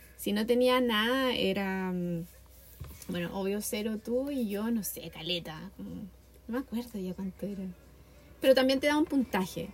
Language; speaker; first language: Spanish; native; Spanish